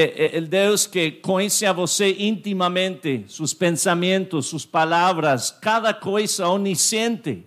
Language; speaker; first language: Portuguese; non-native, fluent; English